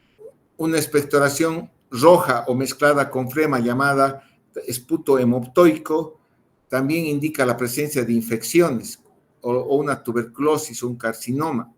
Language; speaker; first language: Spanish; native; Spanish